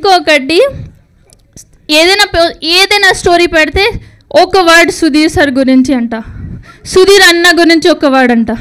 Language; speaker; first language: Telugu; non-native, learner; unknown